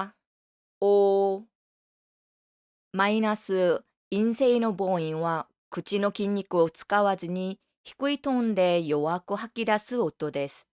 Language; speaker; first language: Japanese; non-native, fluent; Korean